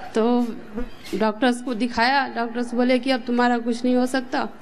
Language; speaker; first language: Hindi; native; Hindi